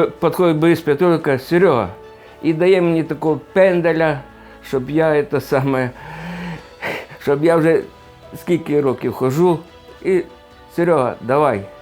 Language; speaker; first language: Ukrainian; native; Ukrainian